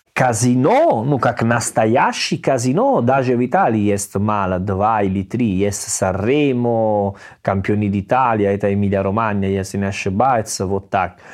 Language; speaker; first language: Russian; non-native, learner; Italian